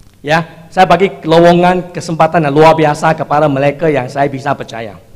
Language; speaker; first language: Indonesian; non-native, fluent; Chinese